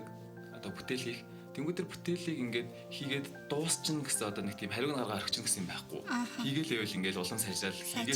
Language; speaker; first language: Mongolian; native; Mongolian